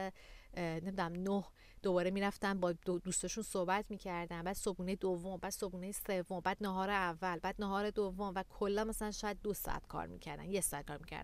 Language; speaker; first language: Persian; native; Persian